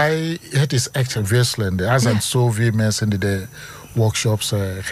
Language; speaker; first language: Dutch; non-native, fluent; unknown